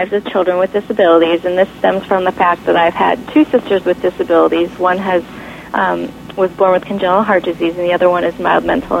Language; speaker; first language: English; native; English